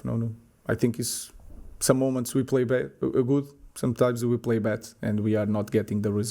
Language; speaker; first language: English; non-native, fluent; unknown